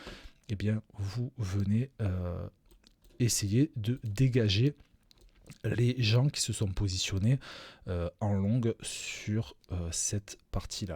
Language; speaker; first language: French; native; French